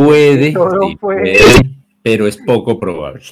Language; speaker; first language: Spanish; native; Spanish